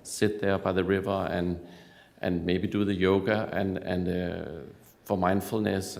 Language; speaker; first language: English; non-native, fluent; Danish